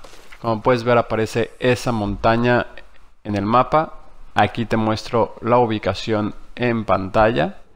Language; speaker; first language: Spanish; native; Spanish